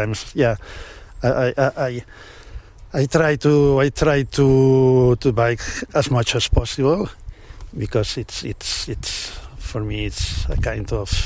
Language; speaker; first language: English; non-native, fluent; Spanish